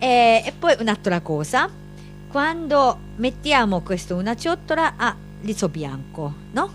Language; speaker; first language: Italian; non-native, learner; Japanese